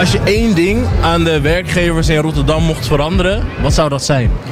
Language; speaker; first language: Dutch; native; Dutch